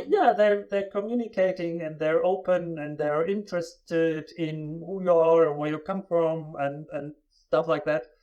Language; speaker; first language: English; non-native, fluent; German